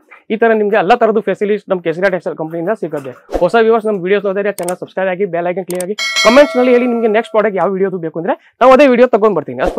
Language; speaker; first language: Kannada; non-native, fluent; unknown